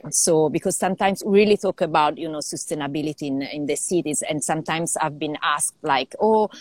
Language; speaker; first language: English; non-native, fluent; Italian